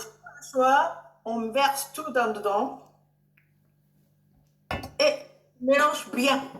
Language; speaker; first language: French; non-native, learner; Japanese